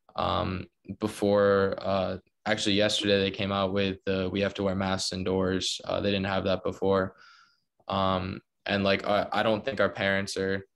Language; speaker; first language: English; native; English